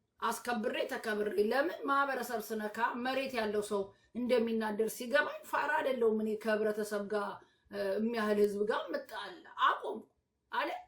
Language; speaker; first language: Amharic; native; Amharic